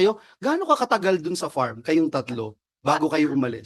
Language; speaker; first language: Filipino; native; Filipino